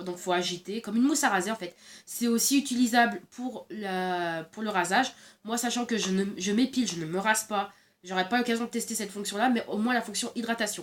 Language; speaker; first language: French; native; French